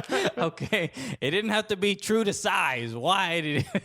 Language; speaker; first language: English; native; English